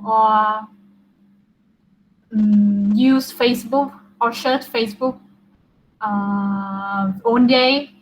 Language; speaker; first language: English; non-native, learner; Vietnamese